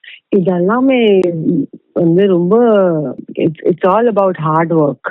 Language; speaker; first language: Tamil; non-native, fluent; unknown